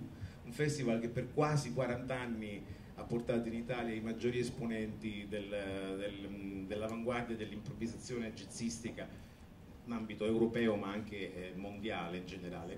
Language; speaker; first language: Italian; native; Italian